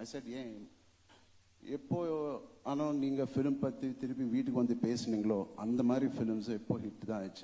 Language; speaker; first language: Tamil; non-native, local second language; Telugu